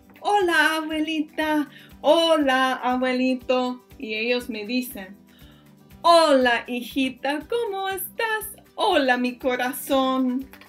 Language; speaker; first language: Spanish; non-native, fluent; English